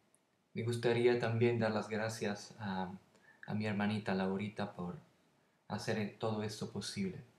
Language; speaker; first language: Spanish; non-native, learner; Italian